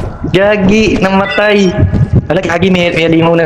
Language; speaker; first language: Filipino; native; Filipino